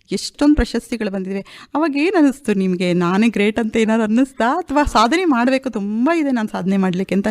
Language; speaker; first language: Kannada; native; Kannada